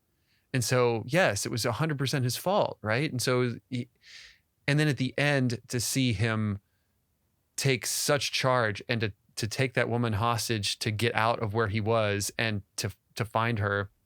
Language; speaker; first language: English; native; English